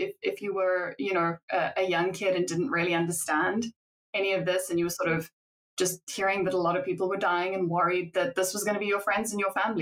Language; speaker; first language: English; native; English